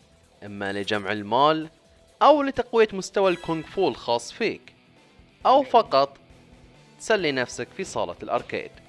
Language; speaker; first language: Arabic; native; Arabic